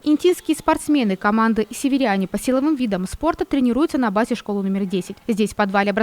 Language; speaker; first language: Russian; native; Russian